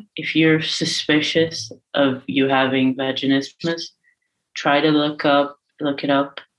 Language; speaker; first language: English; native; English